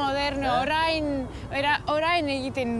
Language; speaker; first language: Basque; non-native, learner; Russian